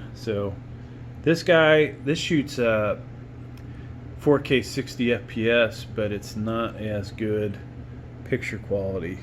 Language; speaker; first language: English; native; English